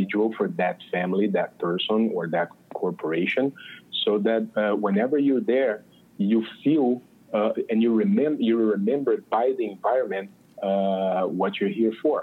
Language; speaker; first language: English; non-native, fluent; Portuguese